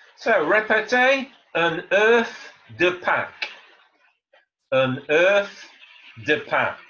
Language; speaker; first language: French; non-native, fluent; English